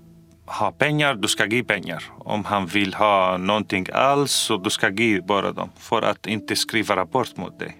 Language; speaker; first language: Swedish; non-native, fluent; Arabic